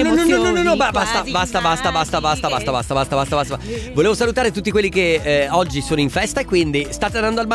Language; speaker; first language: Italian; native; Italian